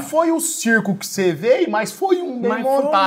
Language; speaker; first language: Portuguese; native; Portuguese